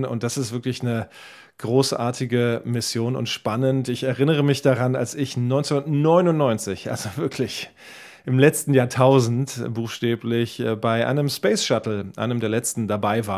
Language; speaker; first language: German; native; German